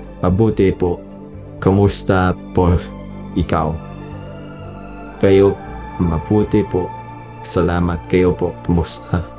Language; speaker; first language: Filipino; non-native, learner; English